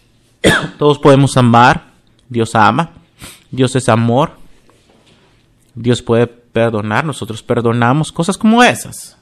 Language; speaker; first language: Spanish; non-native, fluent; English